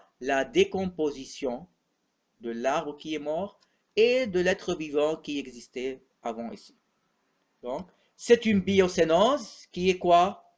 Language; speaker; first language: French; non-native, local second language; Arabic